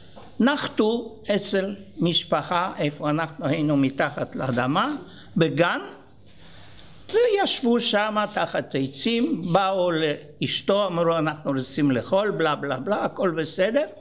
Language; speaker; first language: Hebrew; non-native, fluent; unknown